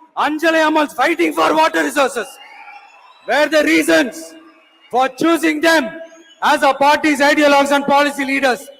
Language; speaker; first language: English; non-native, local second language; Tamil